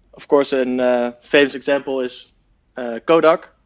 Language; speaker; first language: English; non-native, fluent; Dutch